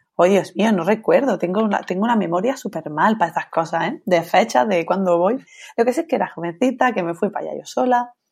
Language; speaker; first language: Spanish; native; Spanish